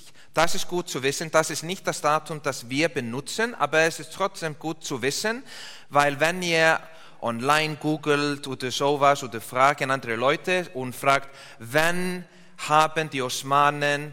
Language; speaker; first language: German; non-native, learner; English